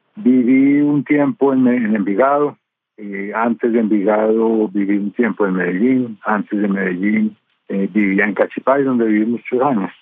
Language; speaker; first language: Spanish; native; Spanish